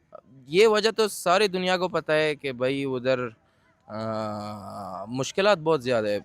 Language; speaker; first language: Hindi; non-native, fluent; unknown